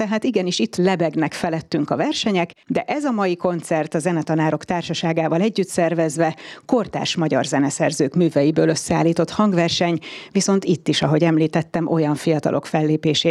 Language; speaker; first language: Hungarian; native; Hungarian